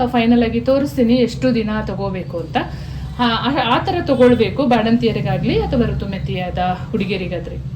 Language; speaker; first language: Kannada; non-native, local second language; Kodava